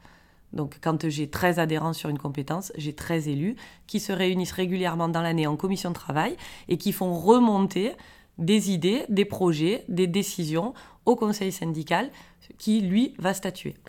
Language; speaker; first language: French; native; French